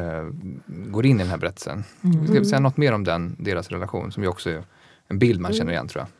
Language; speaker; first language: Swedish; native; Swedish